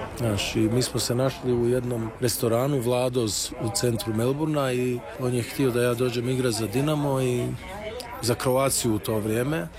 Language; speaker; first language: Croatian; early bilingual, heritage; Croatian